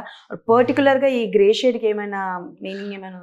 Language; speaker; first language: Telugu; native; Telugu